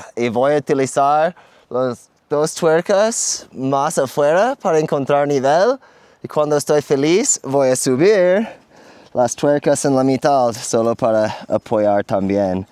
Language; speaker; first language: Spanish; non-native, fluent; English